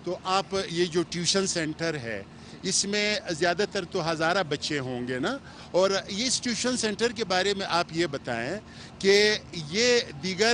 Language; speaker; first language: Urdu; non-native, local second language; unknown